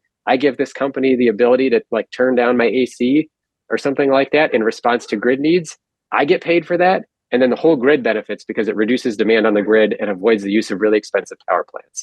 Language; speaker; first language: English; native; English